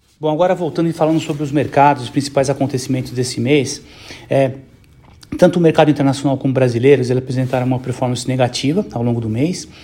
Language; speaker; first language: Portuguese; native; Portuguese